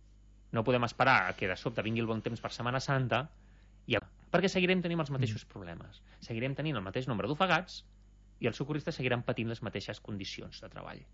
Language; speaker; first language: Catalan; native; Catalan